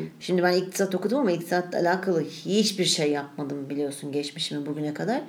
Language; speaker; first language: Turkish; native; Turkish